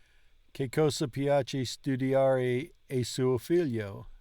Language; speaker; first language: Italian; non-native, learner; English